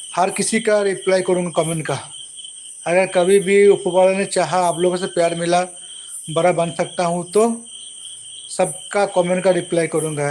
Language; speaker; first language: Hindi; non-native, local second language; Bangla